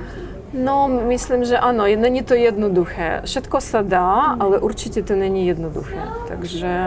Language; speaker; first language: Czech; non-native, learner; Ukrainian